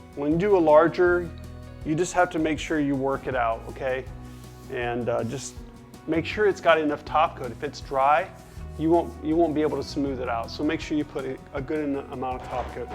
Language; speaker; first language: English; native; English